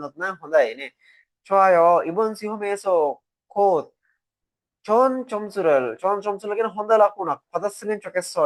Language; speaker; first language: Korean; non-native, fluent; Sinhala